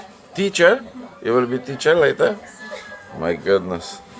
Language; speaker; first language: English; non-native, learner; Polish